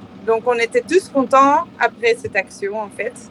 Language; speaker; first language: French; non-native, fluent; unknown